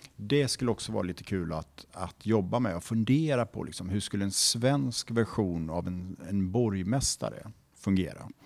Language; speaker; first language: Swedish; native; Swedish